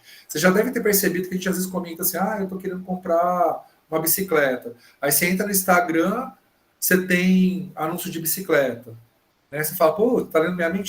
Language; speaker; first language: Portuguese; native; Portuguese